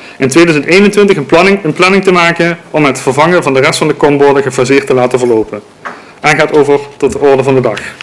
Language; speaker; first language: Dutch; native; Dutch